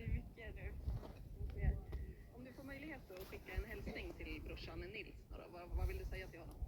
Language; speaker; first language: Swedish; non-native, learner; Thai